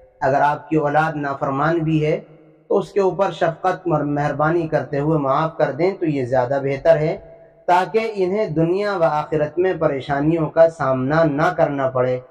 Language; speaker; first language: Urdu; native; Urdu